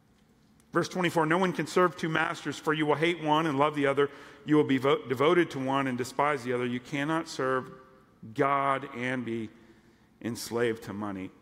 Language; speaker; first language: English; native; English